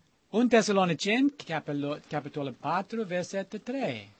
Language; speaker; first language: Romanian; non-native, learner; English